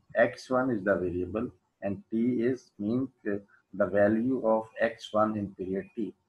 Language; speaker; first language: English; non-native, local second language; Urdu